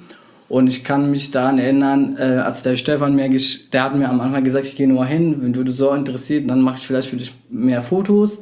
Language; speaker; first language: German; non-native, fluent; Arabic